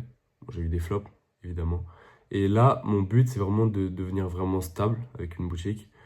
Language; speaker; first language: French; native; French